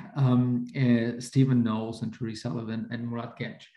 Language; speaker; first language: English; non-native, fluent; Slovak